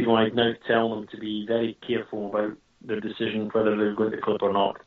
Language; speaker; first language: English; native; English